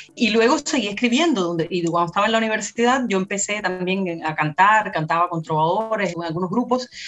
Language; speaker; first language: Spanish; native; Spanish